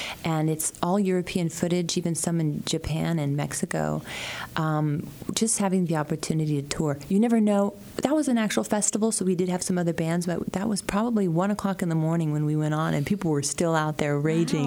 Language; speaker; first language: English; early bilingual, other home language; Spanish